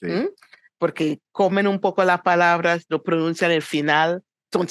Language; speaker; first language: Spanish; non-native, fluent; English